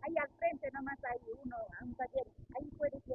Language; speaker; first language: Spanish; native; Spanish